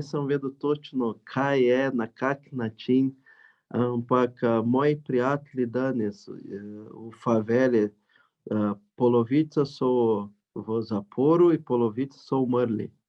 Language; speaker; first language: Slovenian; non-native, learner; Portuguese